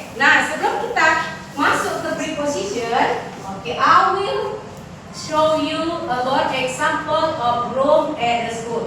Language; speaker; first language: English; non-native, learner; Indonesian